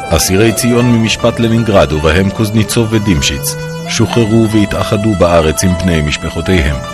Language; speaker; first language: Hebrew; native; Hebrew